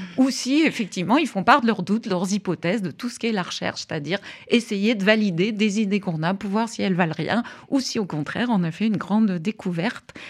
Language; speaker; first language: French; non-native, fluent; English